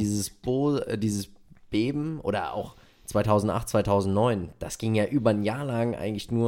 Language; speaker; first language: German; native; German